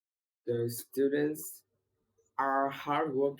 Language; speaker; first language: English; non-native, learner; Vietnamese